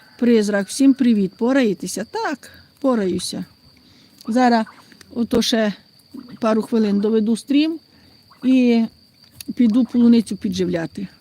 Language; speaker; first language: Ukrainian; native; Ukrainian